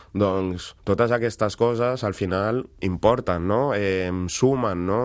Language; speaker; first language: Catalan; early bilingual, other home language; Wolof